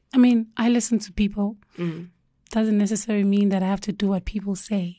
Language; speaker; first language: English; non-native, local second language; Zulu